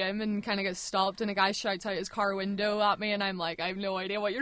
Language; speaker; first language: English; native; English